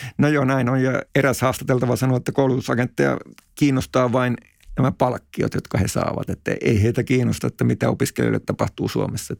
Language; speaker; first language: Finnish; native; Finnish